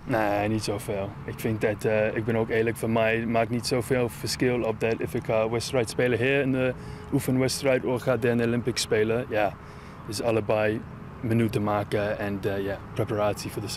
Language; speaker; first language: Dutch; non-native, learner; English